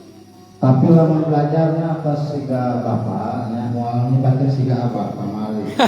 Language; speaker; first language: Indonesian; non-native, local second language; Sundanese